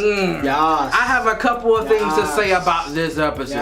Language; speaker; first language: English; native; English